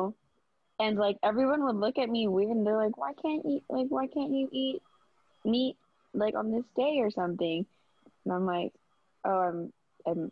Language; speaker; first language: English; early bilingual, other home language; Vietnamese